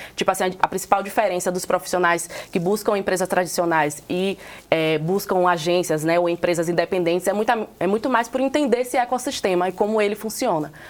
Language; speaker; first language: Portuguese; native; Portuguese